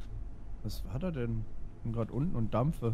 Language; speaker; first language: German; native; German